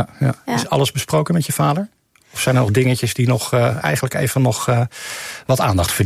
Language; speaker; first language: Dutch; native; Dutch